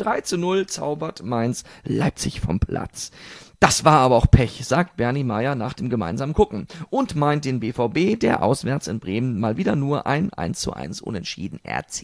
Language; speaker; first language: German; native; German